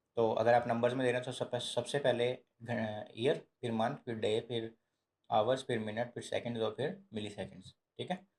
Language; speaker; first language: Urdu; native; Urdu